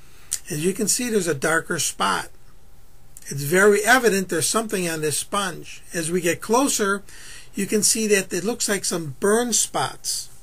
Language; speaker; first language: English; native; English